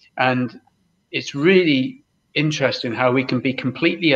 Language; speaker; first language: English; native; English